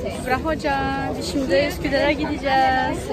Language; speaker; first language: Turkish; non-native, learner; Kazakh